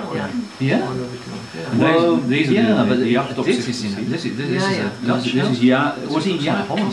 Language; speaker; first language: Dutch; early bilingual, heritage; English